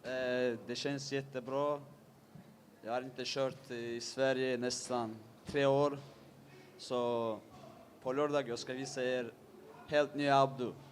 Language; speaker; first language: Swedish; non-native, fluent; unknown